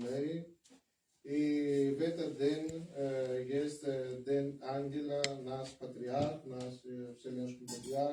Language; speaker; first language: Russian; non-native, learner; Greek